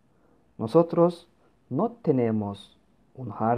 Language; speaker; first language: Spanish; non-native, learner; Turkish